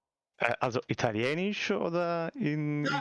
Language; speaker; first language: German; non-native, learner; Italian